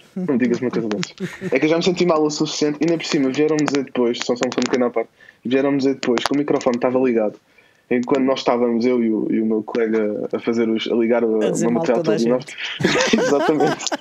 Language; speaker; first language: Portuguese; native; Portuguese